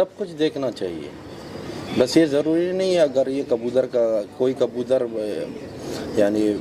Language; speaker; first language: Hindi; non-native, learner; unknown